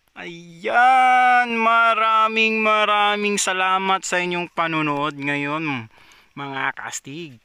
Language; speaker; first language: Filipino; non-native, local second language; Cebuano